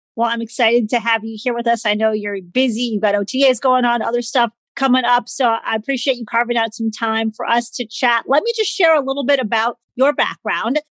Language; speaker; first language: English; native; English